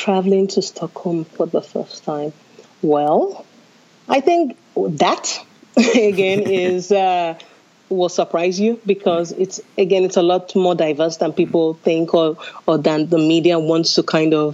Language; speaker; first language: English; non-native, local second language; Yoruba